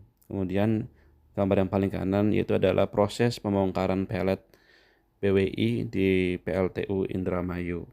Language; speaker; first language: Indonesian; native; Indonesian